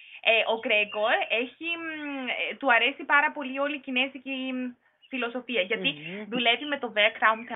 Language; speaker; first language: Greek; non-native, fluent; German